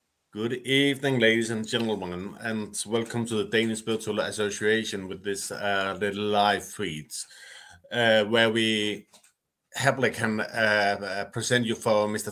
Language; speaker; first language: English; non-native, fluent; Danish